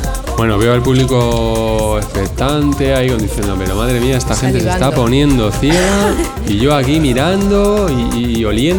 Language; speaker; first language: Spanish; native; Spanish